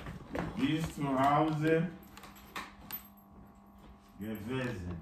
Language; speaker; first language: German; non-native, fluent; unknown